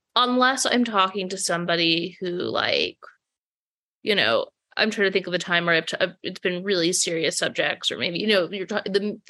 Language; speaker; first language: English; native; English